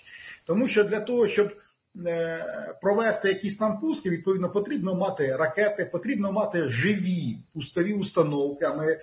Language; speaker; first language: Ukrainian; native; Ukrainian